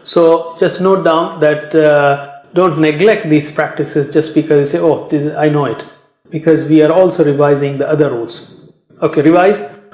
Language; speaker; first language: English; non-native, fluent; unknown